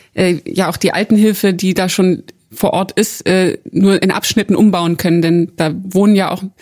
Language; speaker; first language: German; native; German